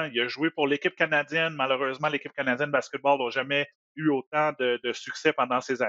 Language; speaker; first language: French; native; French